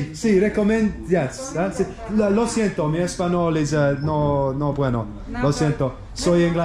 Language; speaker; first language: Spanish; non-native, learner; English